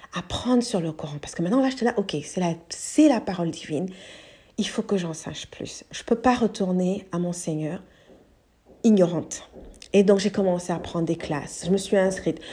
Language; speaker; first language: French; non-native, local second language; English